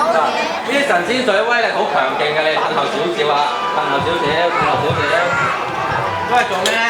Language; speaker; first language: Cantonese; native; Cantonese